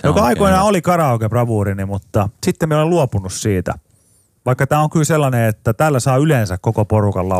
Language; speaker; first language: Finnish; native; Finnish